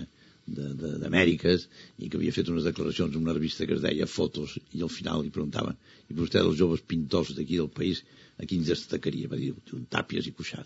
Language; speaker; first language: Catalan; native; Catalan